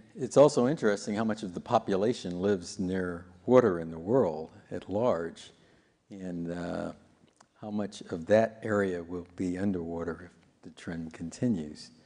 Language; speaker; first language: English; native; English